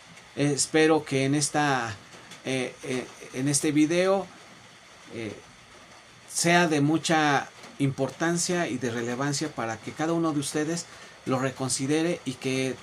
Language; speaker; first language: Spanish; native; Spanish